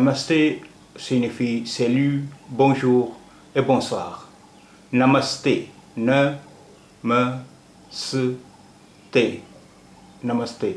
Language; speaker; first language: French; non-native, fluent; Hindi